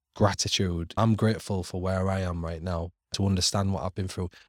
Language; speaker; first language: English; native; English